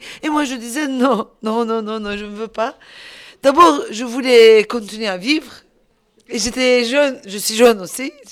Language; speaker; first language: French; non-native, fluent; Turkish